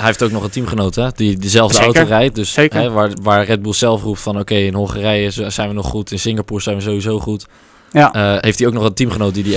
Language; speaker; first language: Dutch; native; Dutch